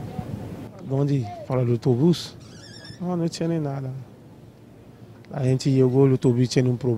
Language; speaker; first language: Spanish; non-native, learner; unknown